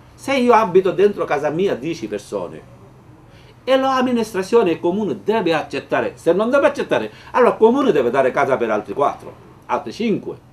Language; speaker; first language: Italian; non-native, learner; Bangla